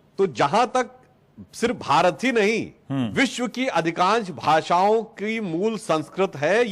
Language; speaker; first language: Hindi; native; Hindi